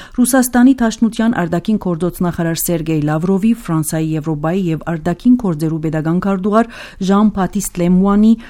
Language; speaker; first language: Armenian; early bilingual, heritage; Armenian